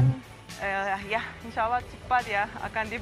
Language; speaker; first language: Indonesian; non-native, fluent; Russian